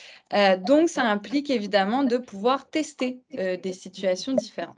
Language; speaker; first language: French; native; French